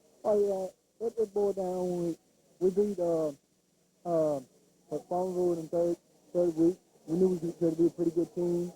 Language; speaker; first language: English; native; English